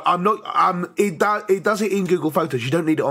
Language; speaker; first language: English; native; English